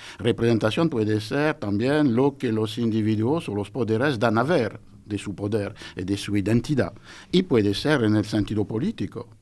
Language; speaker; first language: Spanish; non-native, fluent; French